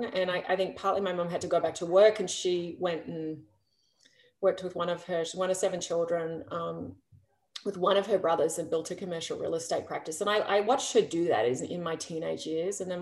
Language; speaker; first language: English; native; English